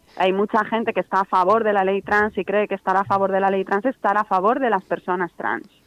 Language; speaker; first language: Spanish; native; Spanish